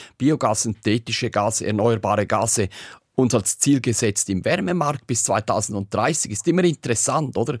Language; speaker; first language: German; native; German